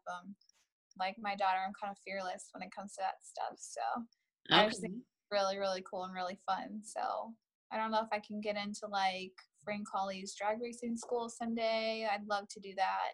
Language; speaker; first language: English; native; English